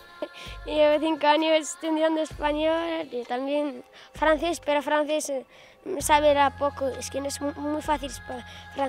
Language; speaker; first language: Spanish; non-native, learner; Arabic